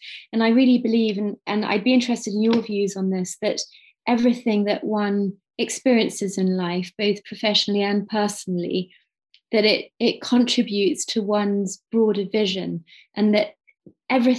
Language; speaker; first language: English; native; English